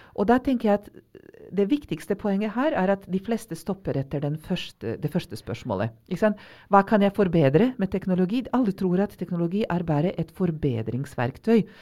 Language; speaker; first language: Norwegian; non-native, fluent; Hungarian